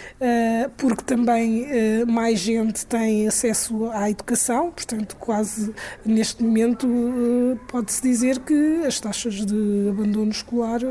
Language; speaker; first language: Portuguese; non-native, local second language; Kabuverdianu